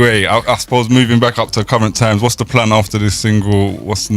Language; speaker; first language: English; native; English